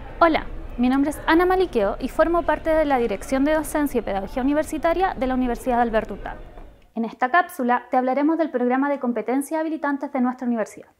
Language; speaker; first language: Spanish; native; Spanish